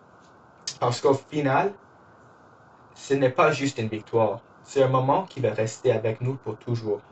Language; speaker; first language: French; non-native, learner; English